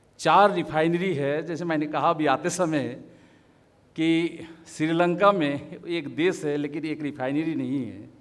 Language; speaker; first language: Hindi; non-native, local second language; Assamese